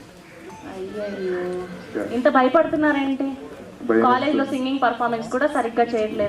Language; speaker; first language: Telugu; native; Telugu